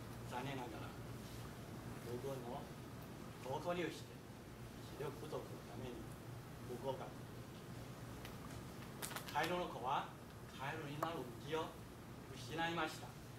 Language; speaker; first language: Japanese; non-native, fluent; Chinese